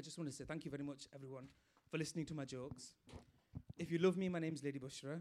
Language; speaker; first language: English; native; English